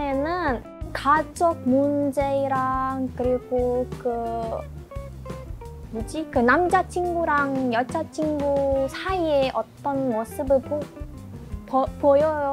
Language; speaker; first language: Korean; non-native, learner; Indonesian